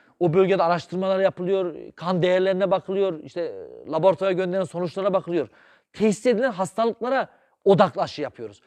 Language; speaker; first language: Turkish; native; Turkish